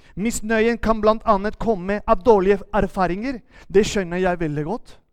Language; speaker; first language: Norwegian; non-native, fluent; Spanish